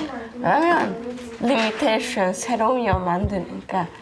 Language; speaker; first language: Korean; early bilingual, heritage; Hungarian